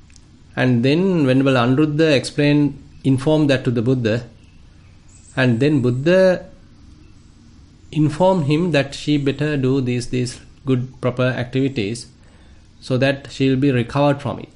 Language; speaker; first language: English; non-native, local second language; Sinhala